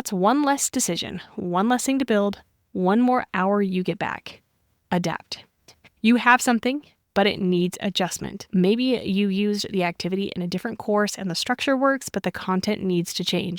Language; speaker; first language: English; native; English